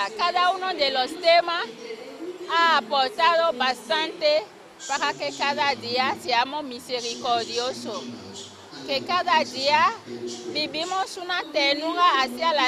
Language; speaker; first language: Spanish; non-native, fluent; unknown